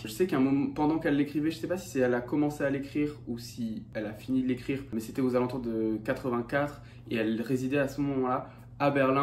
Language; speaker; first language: French; native; French